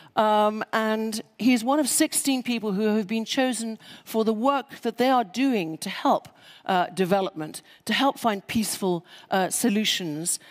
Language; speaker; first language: English; native; English